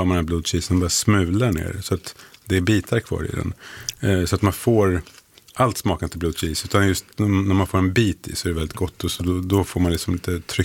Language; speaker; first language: Swedish; native; Swedish